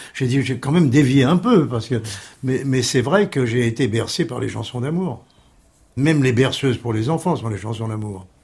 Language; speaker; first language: French; early bilingual, other home language; Armenian